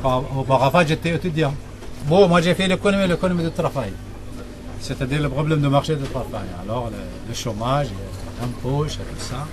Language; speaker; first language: French; non-native, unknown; Arabic